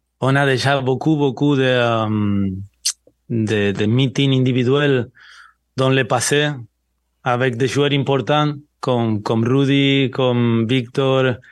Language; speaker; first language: French; non-native, learner; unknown